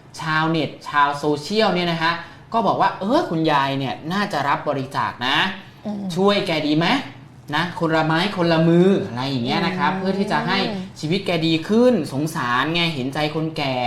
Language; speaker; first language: Thai; native; Thai